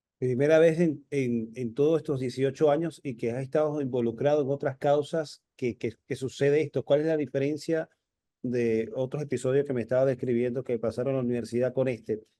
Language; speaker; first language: Spanish; native; Spanish